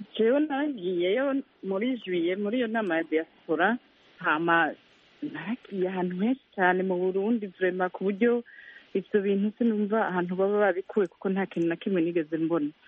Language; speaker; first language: Rundi; native; Rundi